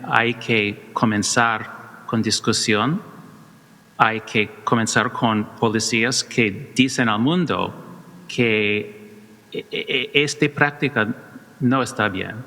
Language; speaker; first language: Spanish; non-native, learner; English